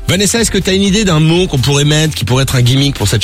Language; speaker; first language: French; native; French